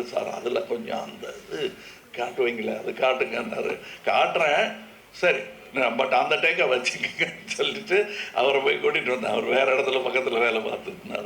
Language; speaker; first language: Tamil; native; Tamil